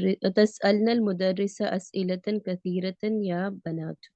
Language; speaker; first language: Arabic; non-native, learner; Malayalam